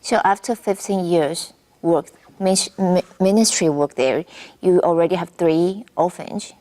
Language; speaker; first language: English; non-native, fluent; Chinese